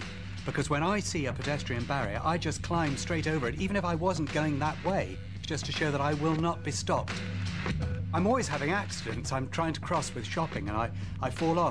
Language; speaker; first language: English; native; English